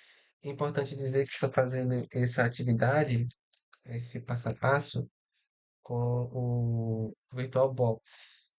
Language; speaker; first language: Portuguese; native; Portuguese